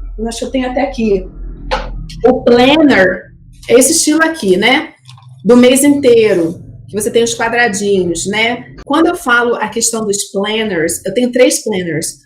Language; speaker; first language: Portuguese; native; Portuguese